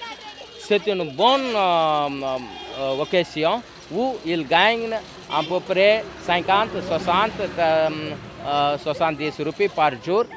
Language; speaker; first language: French; non-native, learner; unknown